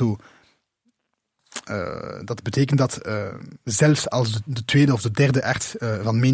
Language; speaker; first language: Dutch; non-native, local second language; French